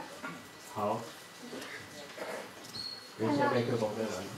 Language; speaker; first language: Chinese; native; Chinese